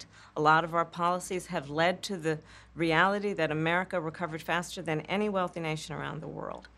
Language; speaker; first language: English; native; English